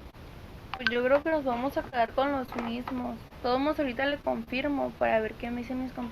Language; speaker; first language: Spanish; native; Spanish